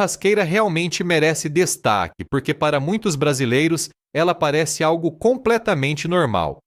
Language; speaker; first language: Portuguese; native; Portuguese